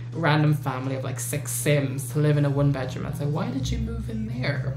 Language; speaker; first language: English; native; English